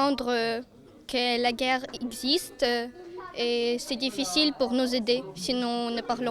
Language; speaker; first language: French; non-native, learner; Ukrainian